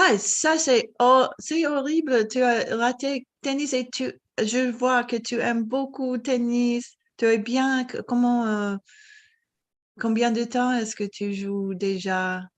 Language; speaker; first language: French; non-native, learner; English